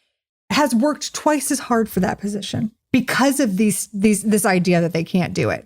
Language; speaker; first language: English; native; English